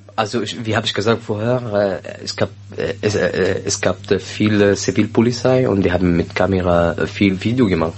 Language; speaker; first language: German; non-native, learner; Arabic